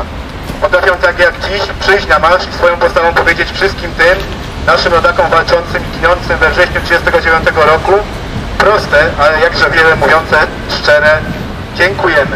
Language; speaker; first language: Polish; native; Polish